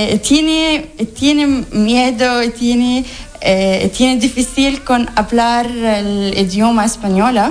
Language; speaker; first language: Spanish; non-native, learner; Arabic